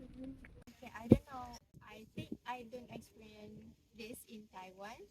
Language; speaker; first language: English; non-native, local second language; Malay